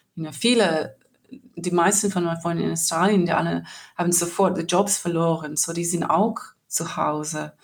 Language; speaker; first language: German; non-native, learner; English